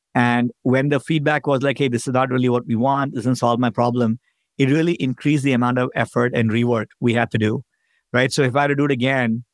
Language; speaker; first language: English; non-native, local second language; Hindi